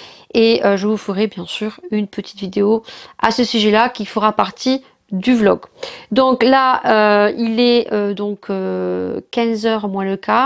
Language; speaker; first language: French; native; French